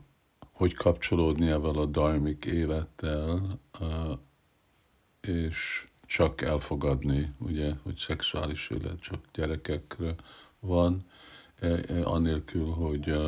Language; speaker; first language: Hungarian; non-native, fluent; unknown